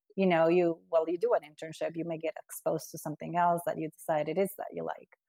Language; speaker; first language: English; non-native, fluent; Spanish